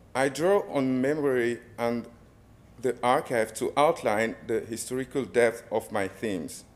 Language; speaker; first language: English; non-native, fluent; French